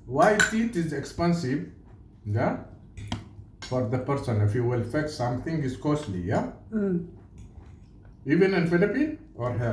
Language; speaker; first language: English; non-native, learner; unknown